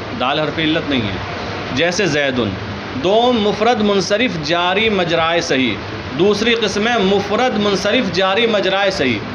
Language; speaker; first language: Urdu; native; Urdu